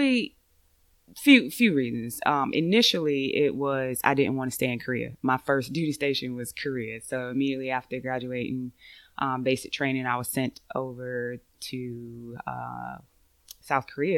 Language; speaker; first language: English; native; English